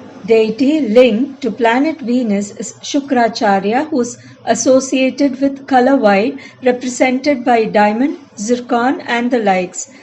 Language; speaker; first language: English; non-native, local second language; Tamil